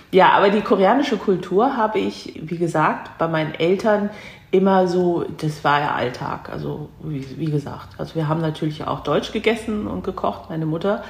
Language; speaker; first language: German; early bilingual, other home language; Korean